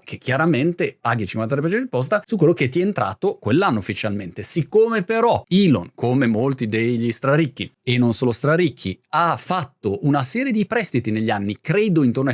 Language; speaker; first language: Italian; native; Italian